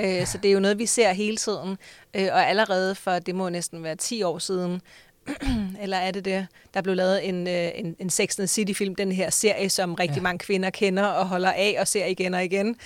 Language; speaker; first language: Danish; native; Danish